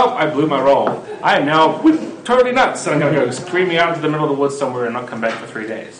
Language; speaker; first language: English; native; English